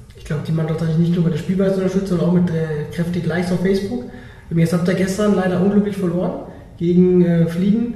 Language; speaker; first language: German; native; German